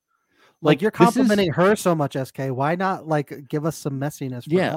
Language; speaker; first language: English; native; English